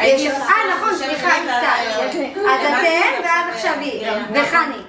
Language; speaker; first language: Hebrew; native; Hebrew